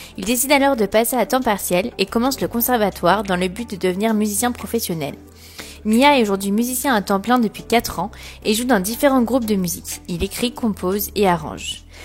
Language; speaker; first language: French; native; French